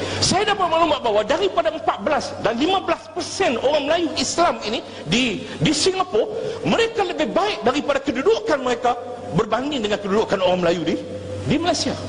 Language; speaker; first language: Malay; native; Malay